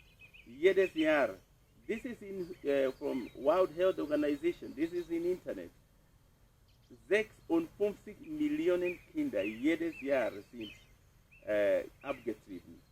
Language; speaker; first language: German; non-native, fluent; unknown